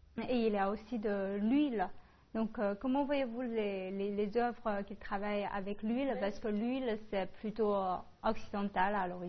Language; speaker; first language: French; non-native, fluent; Chinese